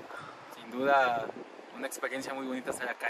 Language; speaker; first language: Spanish; native; Spanish